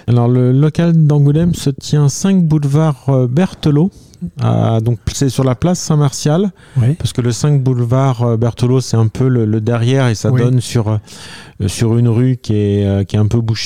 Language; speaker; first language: French; native; French